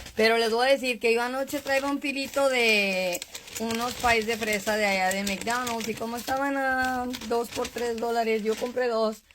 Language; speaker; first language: Spanish; early bilingual, heritage; Spanish